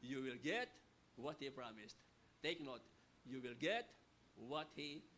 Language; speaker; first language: English; non-native, local second language; Filipino